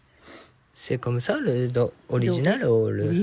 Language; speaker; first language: French; non-native, fluent; Japanese